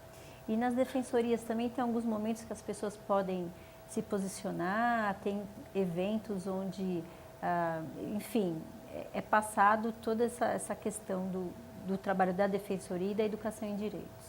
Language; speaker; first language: Portuguese; native; Portuguese